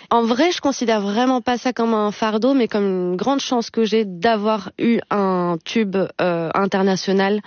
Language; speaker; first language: French; native; French